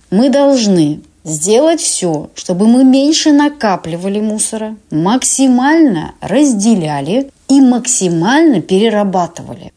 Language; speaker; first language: Russian; native; Russian